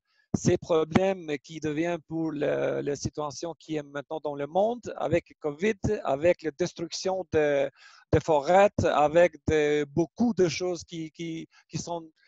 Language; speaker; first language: French; non-native, learner; Albanian